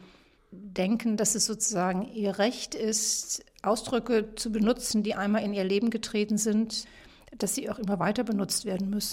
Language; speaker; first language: German; native; German